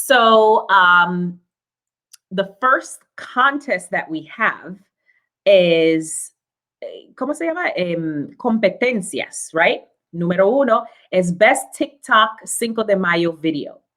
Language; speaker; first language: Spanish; non-native, learner; English